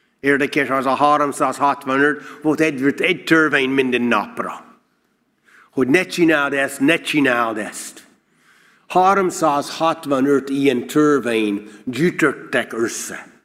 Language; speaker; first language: Hungarian; non-native, learner; English